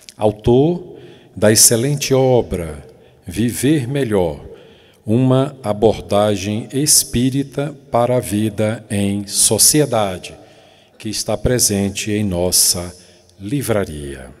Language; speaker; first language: Portuguese; native; Portuguese